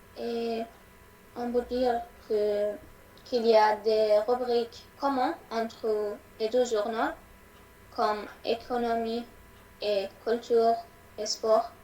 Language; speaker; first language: French; non-native, learner; Arabic